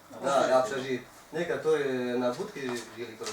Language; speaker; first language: Russian; non-native, learner; Tajik